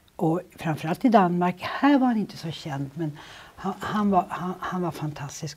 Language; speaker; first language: Swedish; native; Swedish